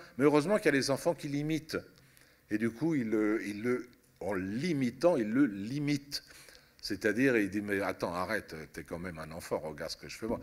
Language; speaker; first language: French; early bilingual, other home language; Italian